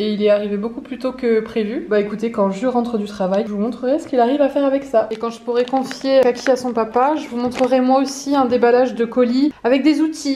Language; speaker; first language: French; native; French